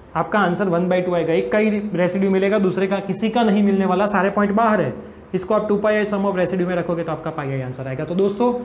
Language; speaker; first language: Hindi; non-native, local second language; Gujarati